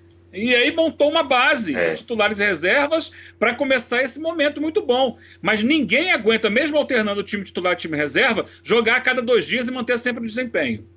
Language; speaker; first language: Portuguese; native; Portuguese